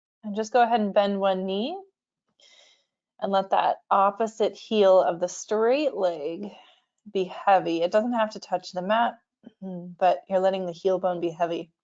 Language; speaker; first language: English; native; English